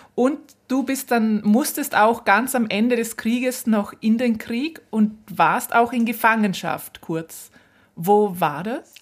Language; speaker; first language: German; native; German